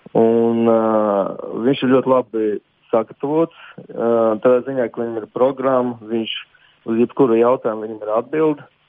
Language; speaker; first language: Latvian; non-native, fluent; Armenian